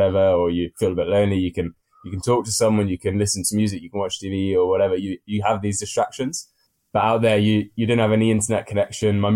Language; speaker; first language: English; native; English